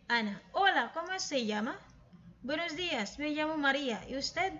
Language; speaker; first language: Spanish; non-native, fluent; Filipino